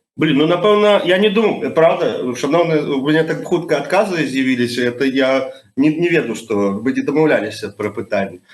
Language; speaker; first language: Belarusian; non-native, local second language; Russian